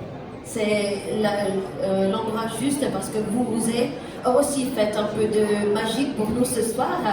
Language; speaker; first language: French; non-native, local second language; German